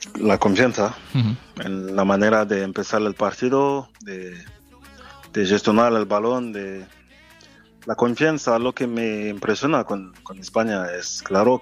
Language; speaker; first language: Spanish; non-native, fluent; French